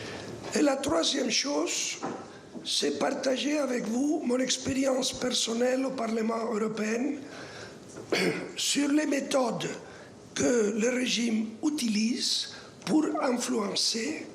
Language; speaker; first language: French; non-native, fluent; Spanish